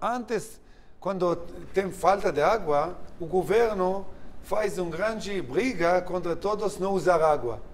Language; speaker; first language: Portuguese; non-native, learner; Hebrew